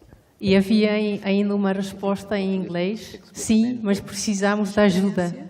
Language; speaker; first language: Portuguese; non-native, fluent; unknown